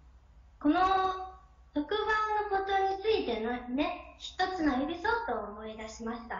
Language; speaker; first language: Japanese; non-native, learner; Chinese